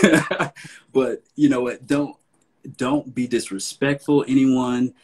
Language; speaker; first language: English; native; English